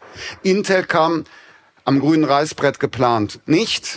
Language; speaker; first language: German; native; German